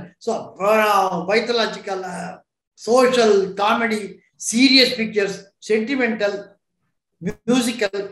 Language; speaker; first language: Tamil; non-native, local second language; Telugu